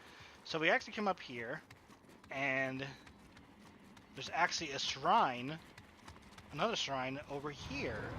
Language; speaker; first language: English; native; English